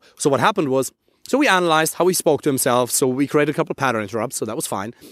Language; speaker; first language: English; non-native, fluent; German